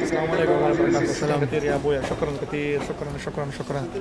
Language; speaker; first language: Arabic; non-native, learner; Pashto